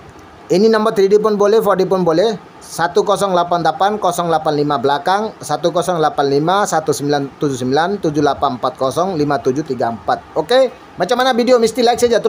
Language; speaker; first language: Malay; non-native, learner; Bangla